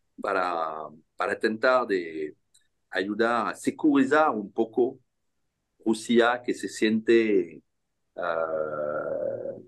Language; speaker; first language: Spanish; non-native, fluent; French